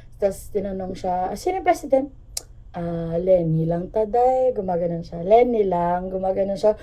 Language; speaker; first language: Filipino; non-native, local second language; Hiligaynon